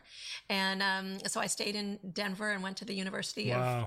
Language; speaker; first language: English; native; English